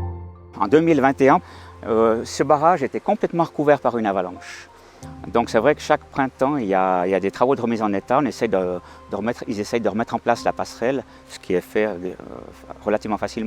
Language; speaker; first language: French; native; French